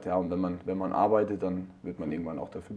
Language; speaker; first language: German; native; German